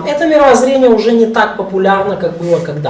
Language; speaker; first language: Russian; native; Russian